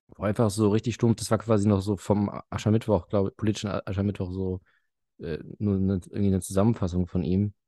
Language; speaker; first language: German; early bilingual, other home language; Arabic